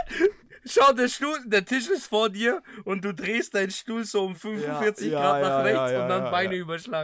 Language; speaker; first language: German; early bilingual, other home language; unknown